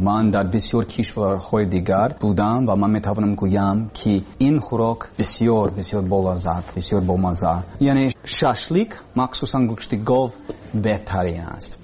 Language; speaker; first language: Persian; non-native, learner; English